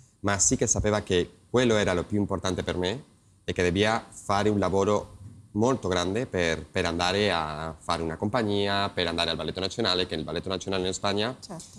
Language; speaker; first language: Italian; non-native, learner; Spanish